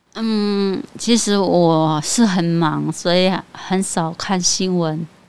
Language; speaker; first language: Chinese; non-native, fluent; Khmer